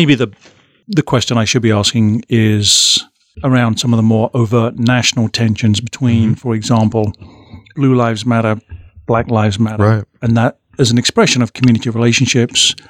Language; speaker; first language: English; native; English